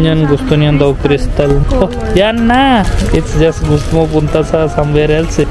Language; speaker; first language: Filipino; non-native, learner; Hindi